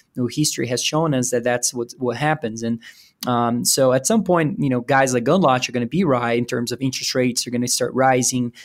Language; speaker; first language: English; non-native, fluent; Portuguese